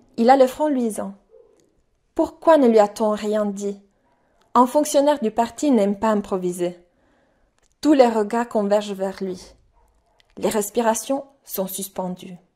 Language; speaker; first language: French; non-native, fluent; Italian